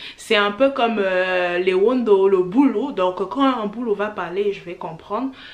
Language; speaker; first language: French; early bilingual, other home language; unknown